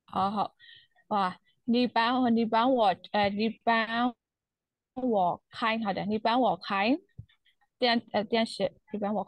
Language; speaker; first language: Chinese; non-native, learner; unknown